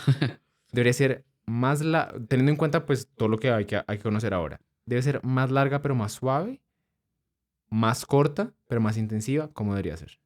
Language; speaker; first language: Spanish; native; Spanish